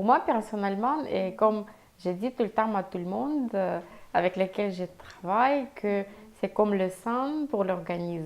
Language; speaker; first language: French; non-native, fluent; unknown